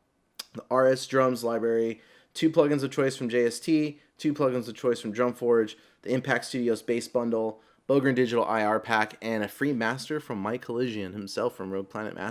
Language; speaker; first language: English; native; English